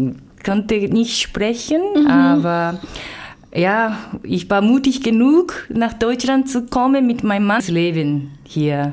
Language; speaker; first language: German; non-native, learner; Japanese